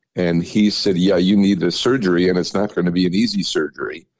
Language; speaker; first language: English; native; English